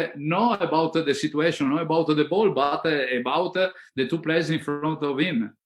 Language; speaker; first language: English; non-native, learner; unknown